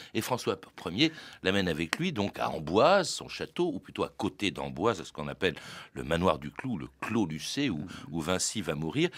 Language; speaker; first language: French; native; French